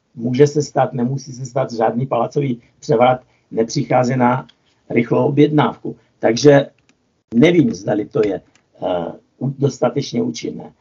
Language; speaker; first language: Czech; non-native, fluent; Russian